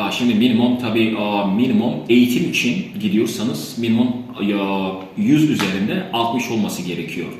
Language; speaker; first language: Turkish; non-native, fluent; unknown